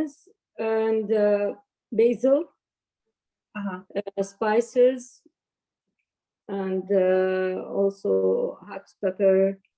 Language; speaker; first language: English; non-native, learner; Arabic